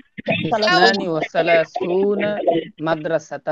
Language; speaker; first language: Arabic; non-native, learner; Bangla